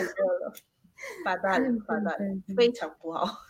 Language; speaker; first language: Chinese; non-native, learner; Spanish